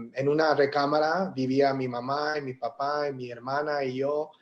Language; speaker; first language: Spanish; early bilingual, heritage; Spanish